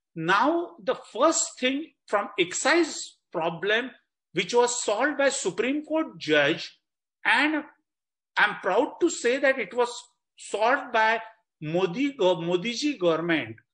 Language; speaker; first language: English; non-native, local second language; Marathi